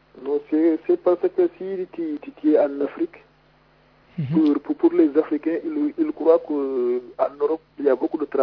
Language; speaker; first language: French; non-native, local second language; Wolof